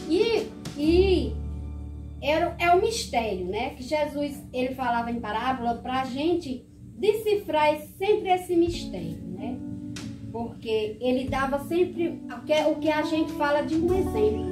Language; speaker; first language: Portuguese; native; Portuguese